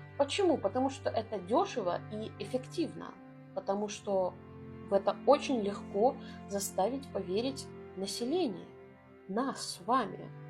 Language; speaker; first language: Russian; non-native, local second language; Abkhazian